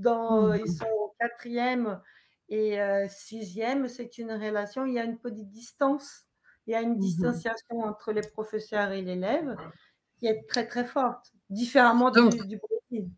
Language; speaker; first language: French; non-native, fluent; Portuguese